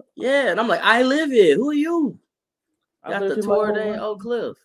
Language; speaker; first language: English; native; English